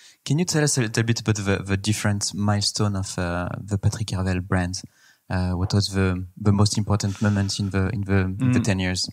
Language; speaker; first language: English; non-native, fluent; French